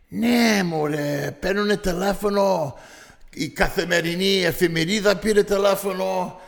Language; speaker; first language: Greek; early bilingual, heritage; Greek